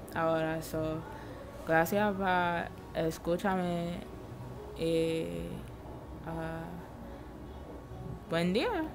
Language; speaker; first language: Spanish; non-native, learner; English